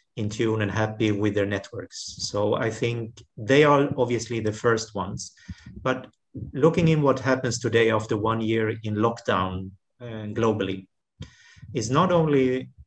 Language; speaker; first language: English; non-native, fluent; Swedish